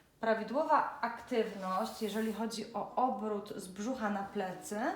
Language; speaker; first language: Polish; native; Polish